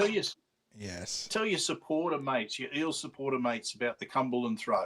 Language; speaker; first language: English; native; English